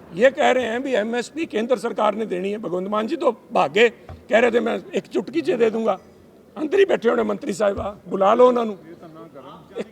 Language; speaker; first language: Hindi; non-native, local second language; Punjabi